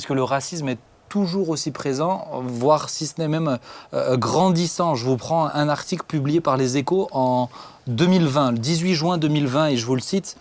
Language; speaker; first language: French; native; French